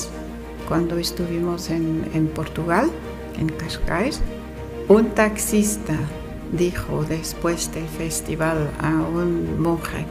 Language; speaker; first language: Spanish; non-native, fluent; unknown